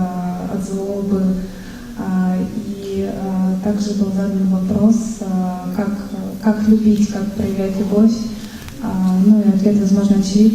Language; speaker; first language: Russian; native; Russian